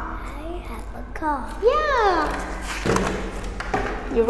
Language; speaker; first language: English; non-native, fluent; Vietnamese